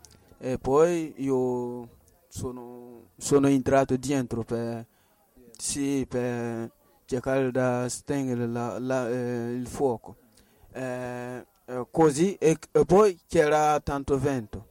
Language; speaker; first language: Italian; non-native, learner; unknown